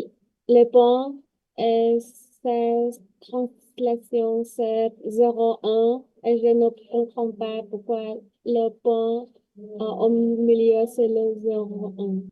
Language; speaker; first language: French; non-native, learner; Vietnamese